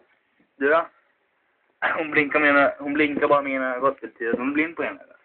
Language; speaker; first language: Swedish; native; Swedish